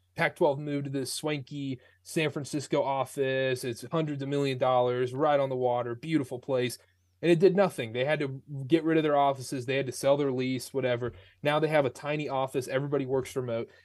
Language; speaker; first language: English; native; English